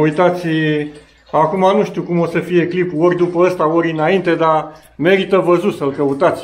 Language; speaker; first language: Romanian; native; Romanian